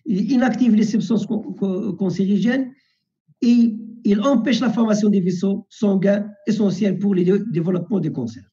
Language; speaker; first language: French; non-native, local second language; Arabic